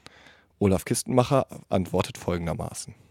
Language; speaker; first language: German; native; German